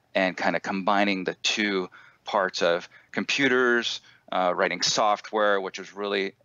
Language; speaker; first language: English; native; English